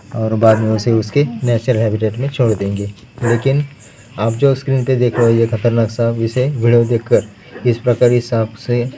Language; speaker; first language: Hindi; non-native, local second language; Marathi